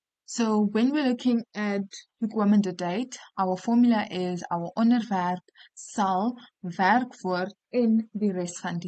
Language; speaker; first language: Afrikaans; non-native, local second language; English